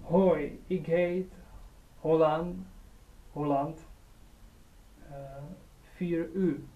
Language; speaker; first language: Dutch; non-native, learner; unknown